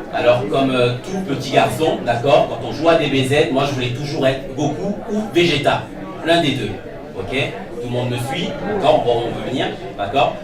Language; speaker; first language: French; native; French